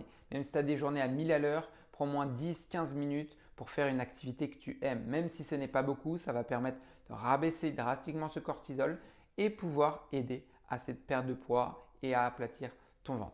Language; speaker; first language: French; native; French